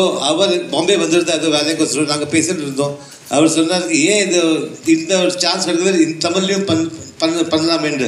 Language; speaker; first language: Tamil; non-native, learner; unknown